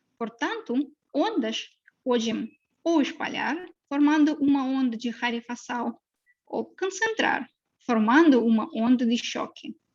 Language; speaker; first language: Portuguese; non-native, fluent; Russian